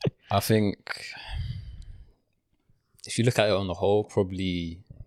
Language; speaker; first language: English; early bilingual, other home language; Spanish